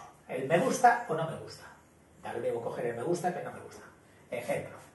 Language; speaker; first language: Spanish; native; Spanish